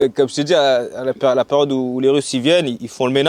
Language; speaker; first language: French; native; French